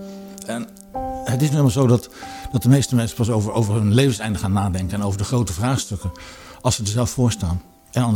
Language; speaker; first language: Dutch; native; Dutch